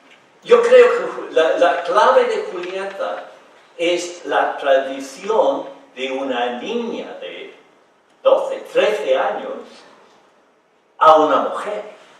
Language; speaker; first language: Spanish; non-native, fluent; English